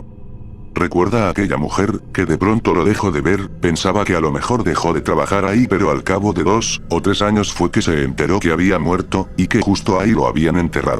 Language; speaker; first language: Spanish; native; Spanish